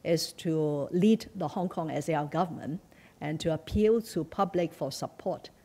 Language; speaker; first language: English; non-native, local second language; Chinese